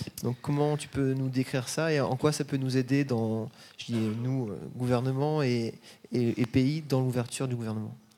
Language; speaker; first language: French; native; French